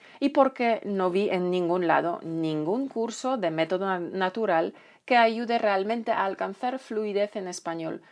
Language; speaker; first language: Spanish; non-native, fluent; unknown